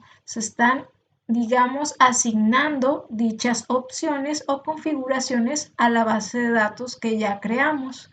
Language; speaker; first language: Spanish; native; Spanish